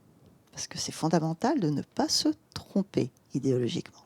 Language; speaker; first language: French; native; French